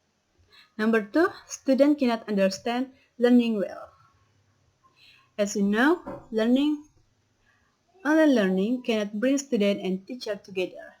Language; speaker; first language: English; non-native, learner; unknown